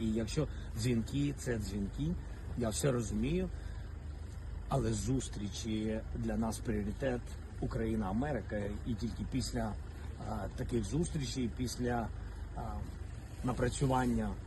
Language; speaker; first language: Ukrainian; non-native, local second language; Russian